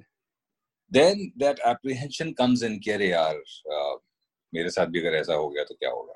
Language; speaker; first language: English; non-native, local second language; Hindi